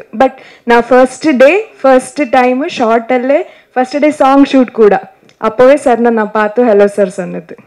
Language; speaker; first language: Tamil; non-native, learner; Kannada